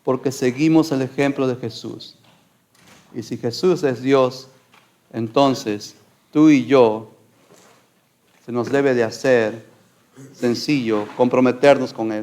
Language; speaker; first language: Spanish; native; Spanish